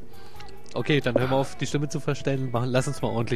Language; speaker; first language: German; native; German